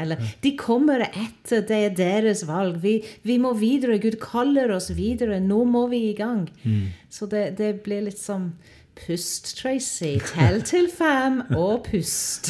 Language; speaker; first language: Norwegian; non-native, fluent; English